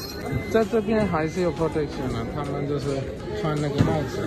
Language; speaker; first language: Chinese; non-native, fluent; Hindi